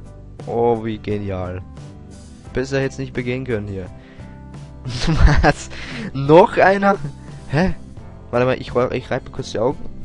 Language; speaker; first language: German; native; German